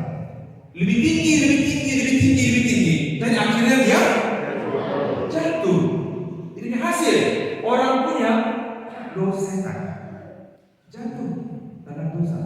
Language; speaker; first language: Indonesian; non-native, fluent; Korean